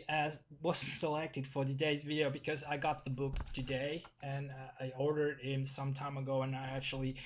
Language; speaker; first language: English; non-native, fluent; Finnish